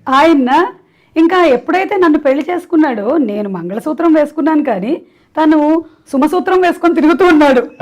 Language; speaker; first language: Telugu; non-native, local second language; Malayalam